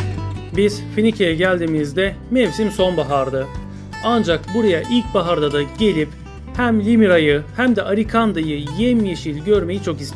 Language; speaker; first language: Turkish; native; Turkish